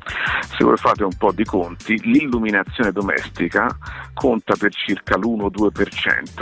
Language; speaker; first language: Italian; native; Italian